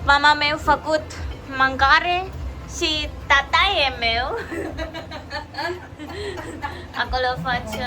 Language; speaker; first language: Romanian; non-native, learner; Sinhala